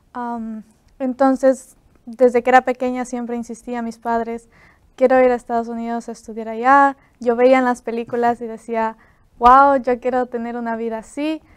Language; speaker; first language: Spanish; native; Spanish